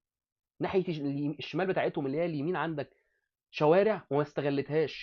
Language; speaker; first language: Arabic; native; Arabic